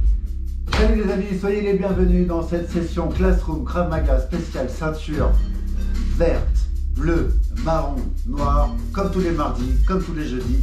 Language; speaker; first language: French; native; French